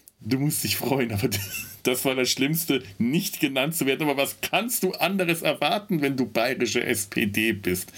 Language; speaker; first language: German; native; German